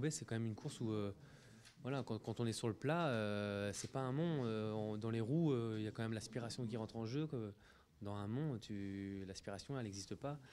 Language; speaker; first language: French; native; French